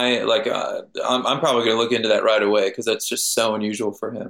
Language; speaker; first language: English; native; English